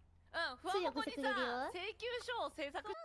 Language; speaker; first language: Japanese; native; Japanese